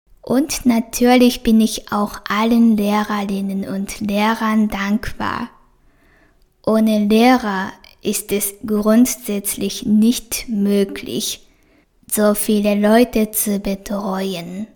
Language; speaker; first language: German; non-native, fluent; Japanese